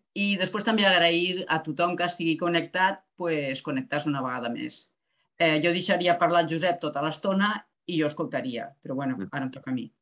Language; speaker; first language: Catalan; non-native, local second language; Spanish